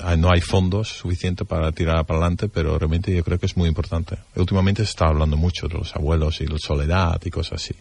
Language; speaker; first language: Spanish; non-native, fluent; Dutch